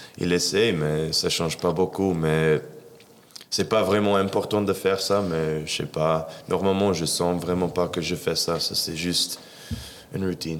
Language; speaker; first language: French; non-native, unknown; English